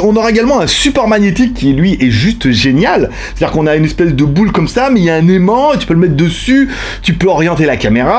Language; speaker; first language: French; native; French